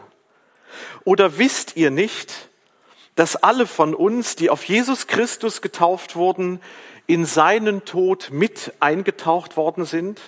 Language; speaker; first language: German; native; German